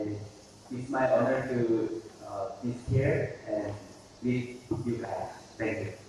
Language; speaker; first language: English; non-native, learner; Korean